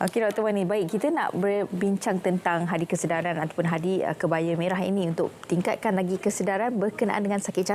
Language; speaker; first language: Malay; native; Malay